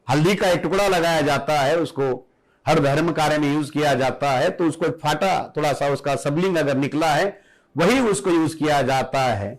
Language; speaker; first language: Hindi; non-native, local second language; Marathi